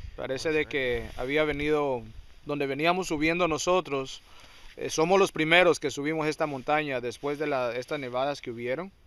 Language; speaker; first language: Spanish; early bilingual, heritage; Spanish